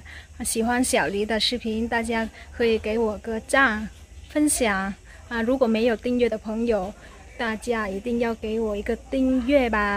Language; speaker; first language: Chinese; non-native, fluent; Vietnamese